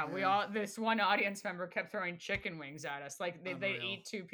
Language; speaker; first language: English; early bilingual, other home language; Spanish